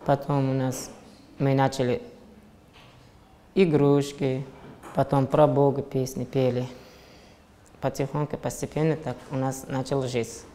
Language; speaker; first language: Russian; non-native, local second language; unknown